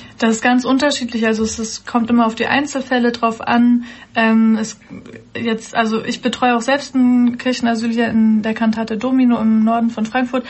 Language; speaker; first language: German; native; German